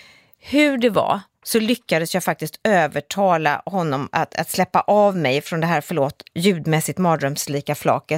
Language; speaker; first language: Swedish; native; Swedish